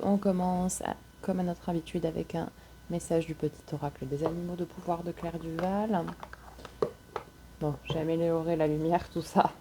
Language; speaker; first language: French; native; French